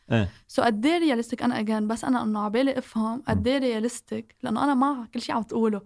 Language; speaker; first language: Arabic; native; Arabic